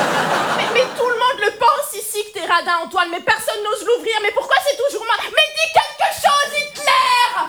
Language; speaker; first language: French; native; French